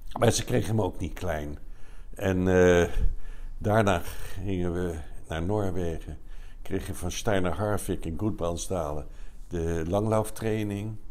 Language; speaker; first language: Dutch; native; Dutch